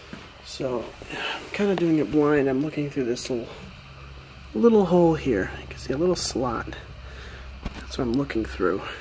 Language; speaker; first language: English; native; English